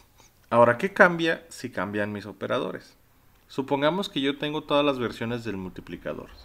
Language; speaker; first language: Spanish; native; Spanish